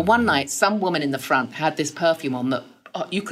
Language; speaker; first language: English; native; English